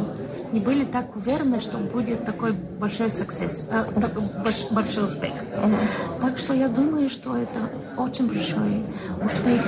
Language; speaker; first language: Russian; non-native, learner; Bulgarian